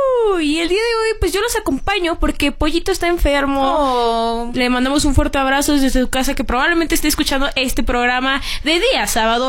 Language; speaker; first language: Spanish; native; Spanish